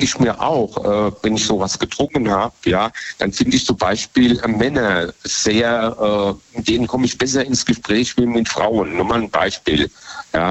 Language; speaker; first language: German; native; German